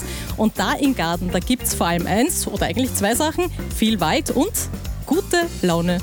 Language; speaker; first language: German; native; German